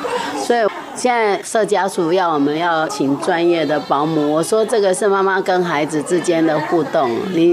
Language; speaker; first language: Chinese; native; Chinese